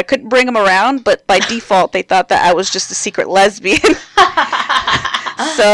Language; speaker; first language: English; early bilingual, other home language; Spanish